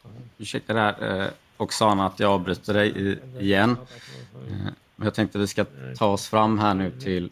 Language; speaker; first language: Swedish; native; Swedish